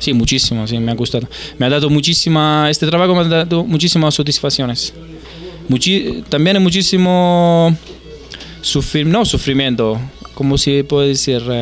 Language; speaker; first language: Spanish; non-native, fluent; Italian